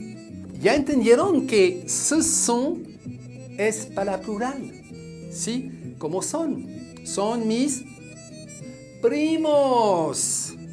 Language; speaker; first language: Spanish; non-native, fluent; French